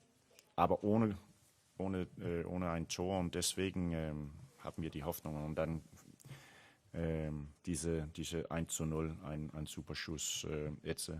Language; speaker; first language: German; non-native, learner; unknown